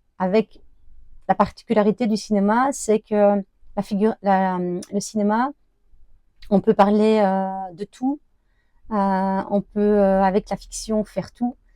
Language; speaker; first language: French; early bilingual, other home language; Arabic